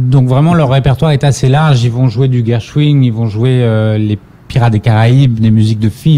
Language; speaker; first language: French; native; French